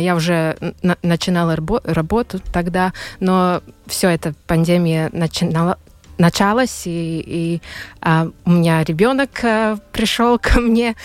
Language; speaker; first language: Russian; non-native, local second language; Latvian